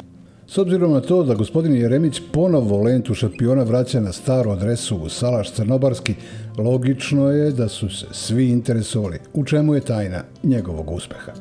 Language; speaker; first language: Serbian; native; Serbian